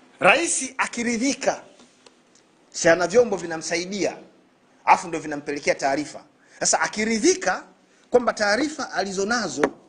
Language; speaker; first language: Swahili; native; Swahili